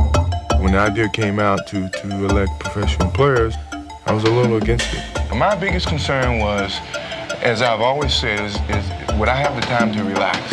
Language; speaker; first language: English; native; English